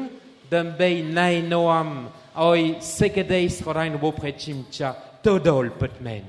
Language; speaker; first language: Khmer; non-native, fluent; French